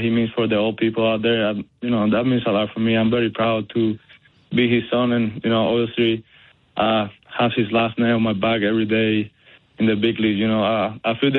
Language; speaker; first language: English; non-native, fluent; Spanish